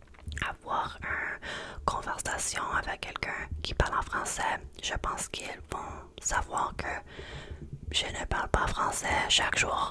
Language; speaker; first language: French; non-native, learner; English